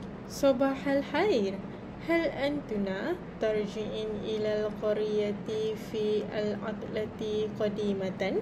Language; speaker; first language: Arabic; non-native, learner; Malay